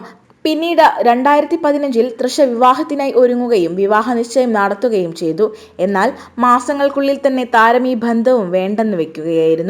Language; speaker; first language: Malayalam; native; Malayalam